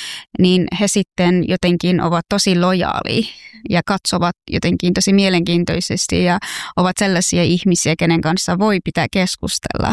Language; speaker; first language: Finnish; non-native, fluent; Persian